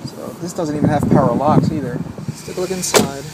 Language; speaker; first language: English; native; English